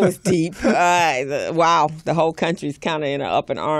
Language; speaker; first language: English; native; English